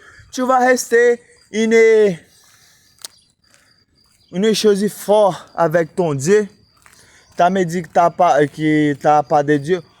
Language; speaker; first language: French; non-native, learner; Portuguese